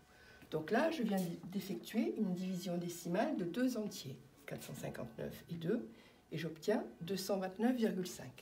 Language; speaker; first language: French; native; French